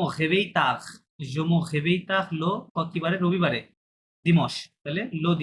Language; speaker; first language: French; non-native, fluent; Bangla